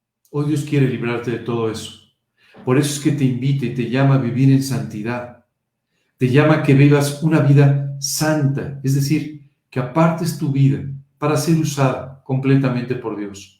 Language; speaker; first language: Spanish; native; Spanish